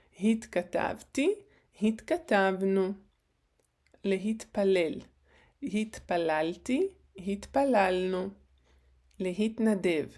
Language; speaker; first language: Hebrew; non-native, fluent; Ukrainian